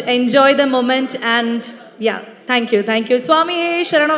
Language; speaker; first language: Telugu; non-native, learner; Malayalam